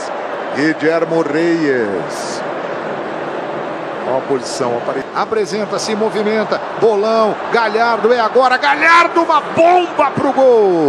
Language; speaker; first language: Portuguese; native; Portuguese